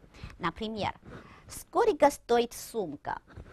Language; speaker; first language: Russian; non-native, fluent; Chinese